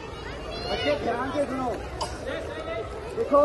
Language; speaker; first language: Hindi; native; Hindi